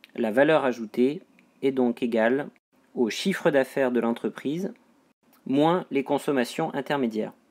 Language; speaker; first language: French; native; French